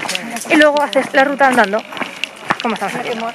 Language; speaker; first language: Spanish; native; Spanish